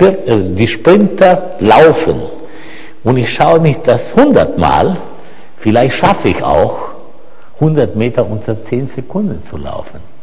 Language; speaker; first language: German; non-native, fluent; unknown